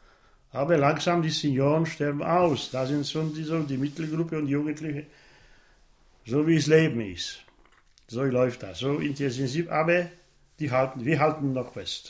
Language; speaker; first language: German; non-native, local second language; Polish